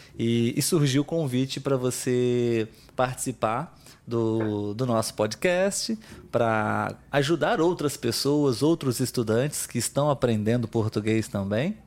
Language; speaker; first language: Portuguese; native; Portuguese